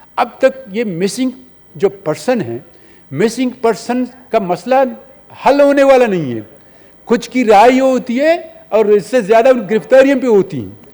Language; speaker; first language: Urdu; non-native, local second language; Baluchi